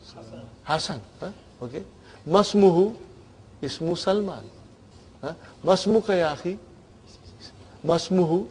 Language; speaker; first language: Arabic; non-native, fluent; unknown